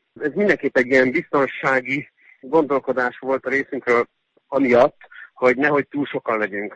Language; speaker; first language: Hungarian; native; Hungarian